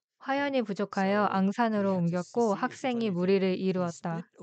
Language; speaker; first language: Korean; native; Korean